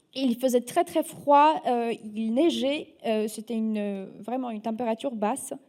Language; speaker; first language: French; non-native, fluent; Russian